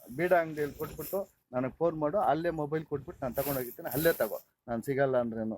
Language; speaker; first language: Kannada; native; Kannada